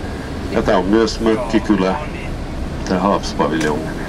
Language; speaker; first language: Finnish; non-native, local second language; Swedish